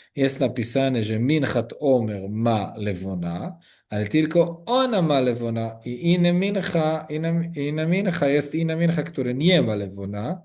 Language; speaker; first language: Polish; non-native, learner; Hebrew